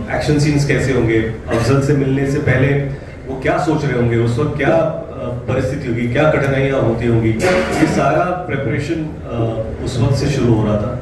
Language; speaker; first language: Hindi; non-native, local second language; Marathi